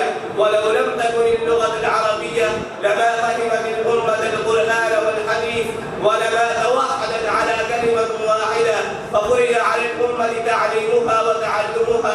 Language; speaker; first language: Arabic; non-native, fluent; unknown